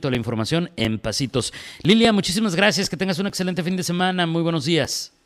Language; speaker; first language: Spanish; native; Spanish